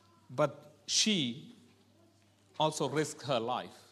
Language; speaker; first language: English; non-native, local second language; Malayalam